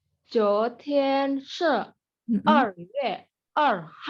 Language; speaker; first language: Chinese; non-native, learner; Indonesian